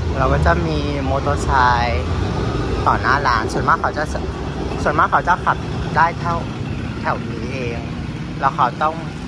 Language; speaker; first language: Thai; non-native, fluent; Vietnamese